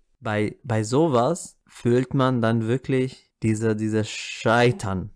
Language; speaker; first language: German; non-native, fluent; Arabic